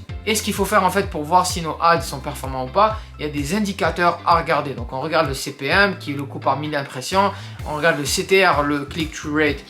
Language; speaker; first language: French; native; French